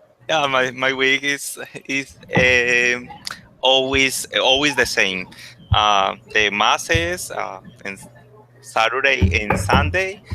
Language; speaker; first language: English; non-native, learner; Spanish